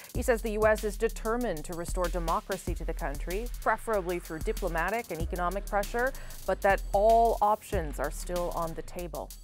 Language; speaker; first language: English; native; English